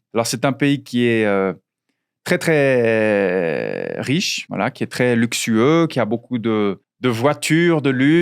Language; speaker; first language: French; non-native, fluent; Portuguese